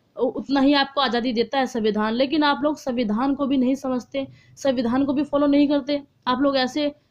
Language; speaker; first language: Hindi; native; Hindi